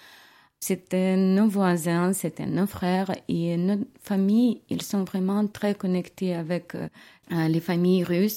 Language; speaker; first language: French; non-native, learner; Ukrainian